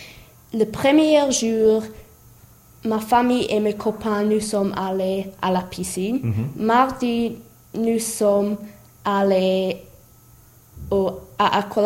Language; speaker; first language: French; non-native, learner; English